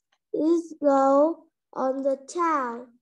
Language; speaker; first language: English; non-native, learner; Vietnamese